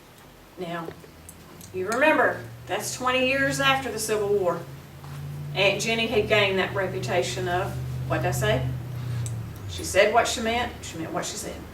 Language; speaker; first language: English; native; English